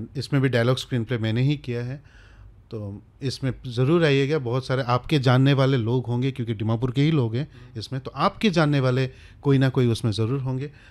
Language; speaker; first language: Hindi; non-native, local second language; Bangla